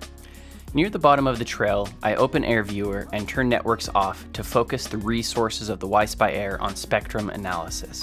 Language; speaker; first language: English; native; English